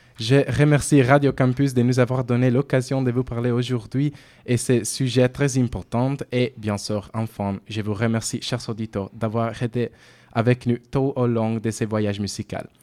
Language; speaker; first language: French; non-native, fluent; Italian